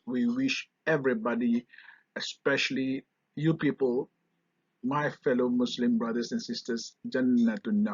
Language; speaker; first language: English; non-native, local second language; Malay